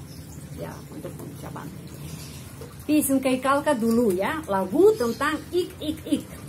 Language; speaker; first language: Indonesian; non-native, fluent; Russian